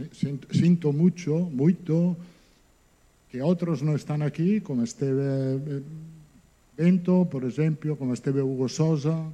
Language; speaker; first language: Portuguese; non-native, learner; Italian